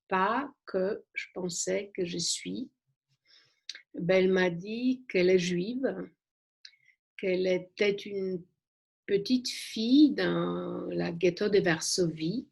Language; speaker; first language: French; non-native, fluent; Polish